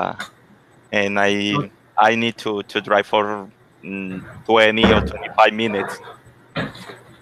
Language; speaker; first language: English; non-native, learner; Spanish